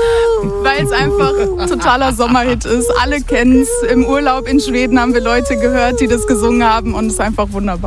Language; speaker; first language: German; native; German